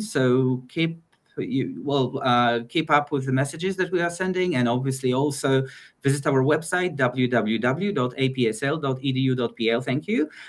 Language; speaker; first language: English; non-native, fluent; Polish